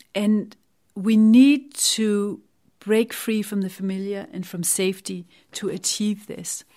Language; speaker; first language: English; non-native, fluent; Danish